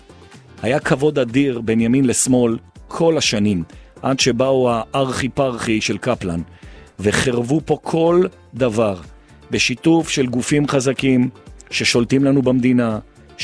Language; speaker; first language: Hebrew; native; Hebrew